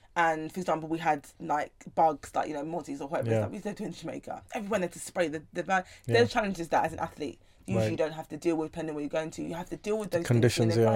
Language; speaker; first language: English; native; English